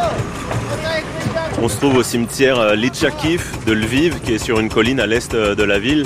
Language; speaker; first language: French; native; French